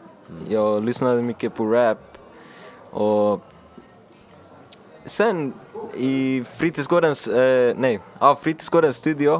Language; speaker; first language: Swedish; early bilingual, other home language; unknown